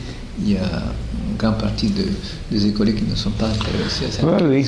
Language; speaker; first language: French; non-native, fluent; Spanish